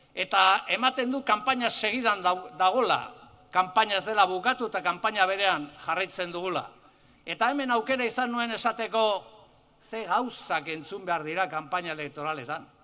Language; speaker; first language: Basque; native; Basque